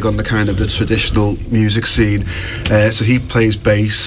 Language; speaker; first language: English; native; English